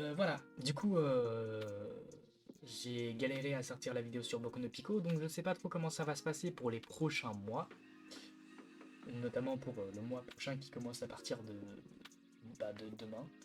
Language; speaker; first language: French; native; French